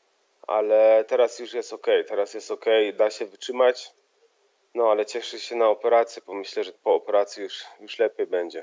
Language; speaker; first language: Polish; early bilingual, heritage; Polish